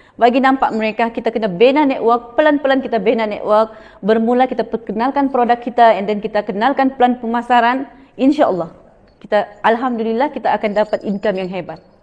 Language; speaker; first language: Malay; native; Malay